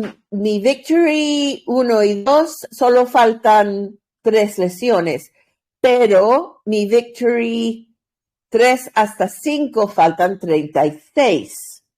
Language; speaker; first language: Spanish; non-native, learner; English